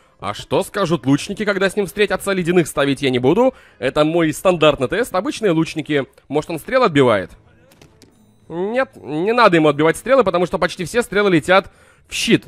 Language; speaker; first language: Russian; native; Russian